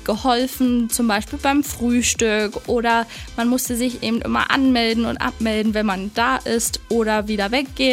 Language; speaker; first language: German; native; German